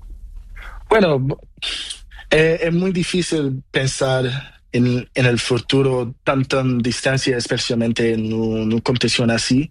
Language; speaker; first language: Spanish; non-native, learner; Portuguese